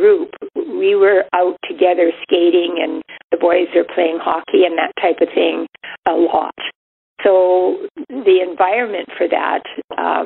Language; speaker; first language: English; native; English